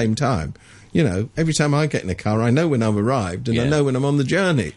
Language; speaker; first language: English; native; English